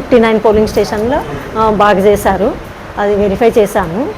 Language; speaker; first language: Telugu; native; Telugu